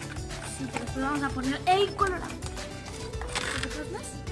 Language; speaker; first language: Spanish; native; Spanish